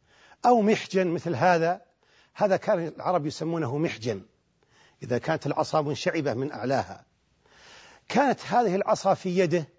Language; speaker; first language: Arabic; native; Arabic